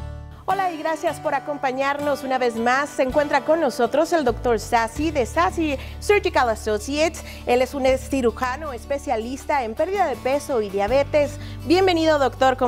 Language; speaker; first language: Spanish; native; Spanish